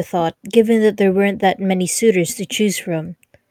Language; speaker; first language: English; non-native, local second language; Filipino